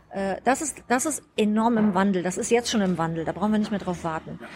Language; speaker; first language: German; native; German